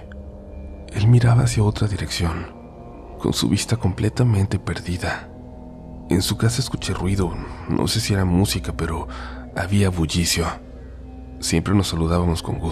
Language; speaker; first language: Spanish; native; Spanish